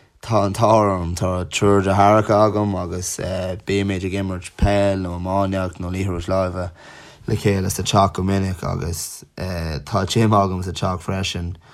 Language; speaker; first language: Irish; non-native, local second language; English